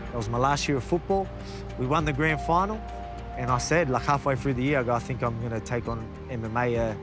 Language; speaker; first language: English; native; English